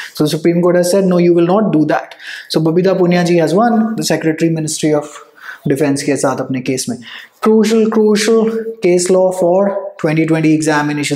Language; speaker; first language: English; non-native, local second language; Hindi